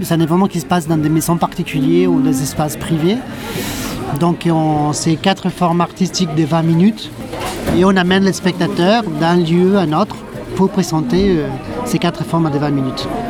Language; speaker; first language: French; non-native, fluent; Spanish